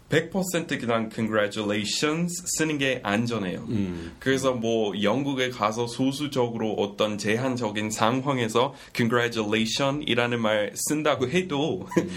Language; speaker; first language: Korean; non-native, fluent; English